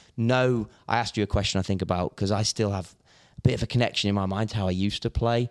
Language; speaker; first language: English; native; English